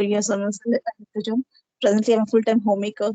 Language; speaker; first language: English; non-native, learner; Telugu